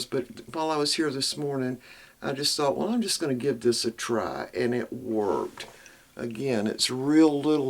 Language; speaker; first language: English; native; English